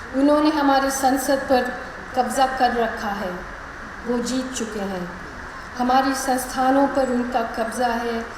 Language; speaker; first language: Hindi; non-native, local second language; English